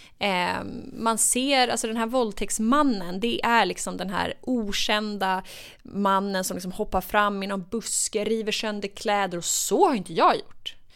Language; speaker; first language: Swedish; native; Swedish